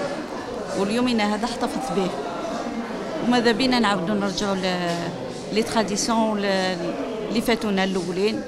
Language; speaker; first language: Arabic; native; Arabic